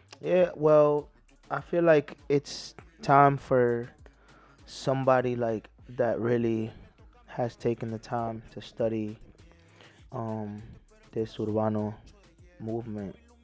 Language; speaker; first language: English; early bilingual, other home language; Spanish